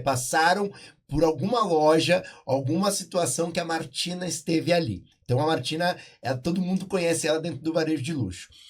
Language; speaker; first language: Portuguese; native; Portuguese